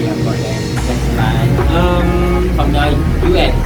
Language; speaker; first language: English; non-native, learner; Vietnamese